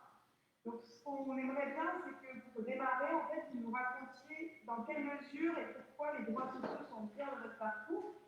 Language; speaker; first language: French; native; French